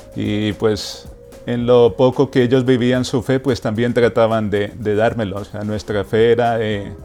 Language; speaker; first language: Spanish; native; Spanish